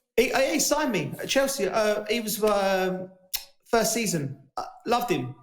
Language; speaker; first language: English; native; English